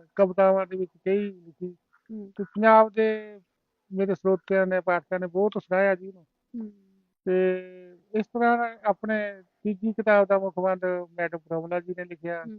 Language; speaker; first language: Punjabi; non-native, local second language; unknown